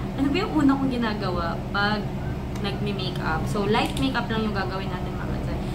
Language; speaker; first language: Filipino; non-native, local second language; Cebuano